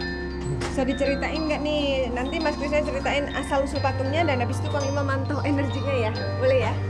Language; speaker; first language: Indonesian; native; Indonesian